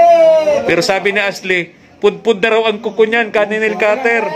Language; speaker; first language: Filipino; native; Filipino